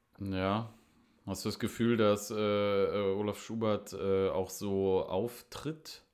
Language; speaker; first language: German; native; German